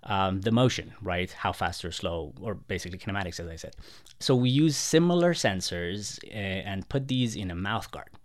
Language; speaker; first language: English; non-native, fluent; Persian